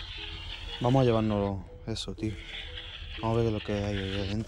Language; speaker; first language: Spanish; native; Spanish